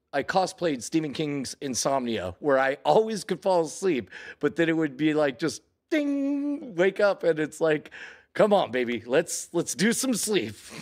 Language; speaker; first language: English; native; English